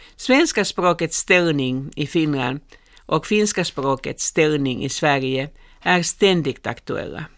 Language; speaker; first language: Swedish; non-native, local second language; Finnish